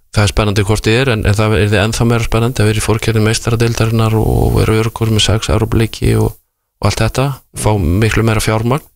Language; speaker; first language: Icelandic; native; Icelandic